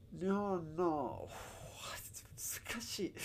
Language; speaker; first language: Japanese; non-native, learner; Spanish